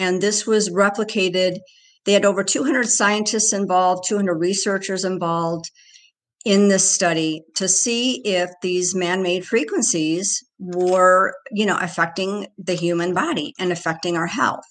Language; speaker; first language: English; native; English